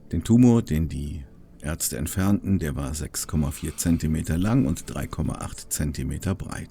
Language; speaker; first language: German; native; German